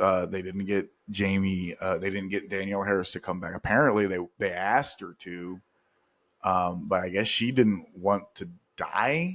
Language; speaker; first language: English; native; English